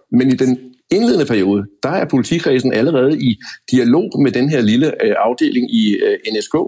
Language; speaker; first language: Danish; native; Danish